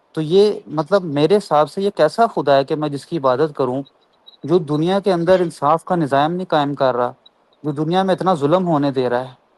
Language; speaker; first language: Urdu; native; Urdu